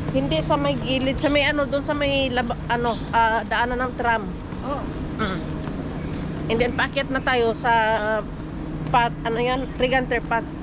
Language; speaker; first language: Filipino; native; Filipino